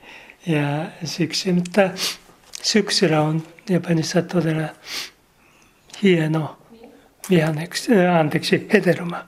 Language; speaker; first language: Finnish; non-native, learner; Japanese